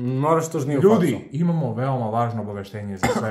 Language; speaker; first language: Serbian; native; Serbian